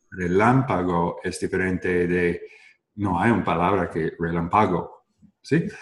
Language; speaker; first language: Spanish; non-native, learner; English